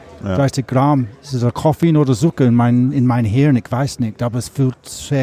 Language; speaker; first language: German; non-native, learner; English